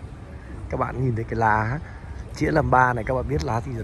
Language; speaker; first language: Vietnamese; native; Vietnamese